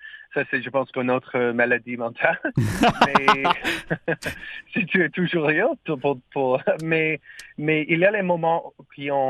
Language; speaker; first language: French; non-native, learner; English